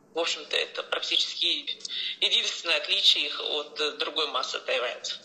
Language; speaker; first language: Russian; native; Russian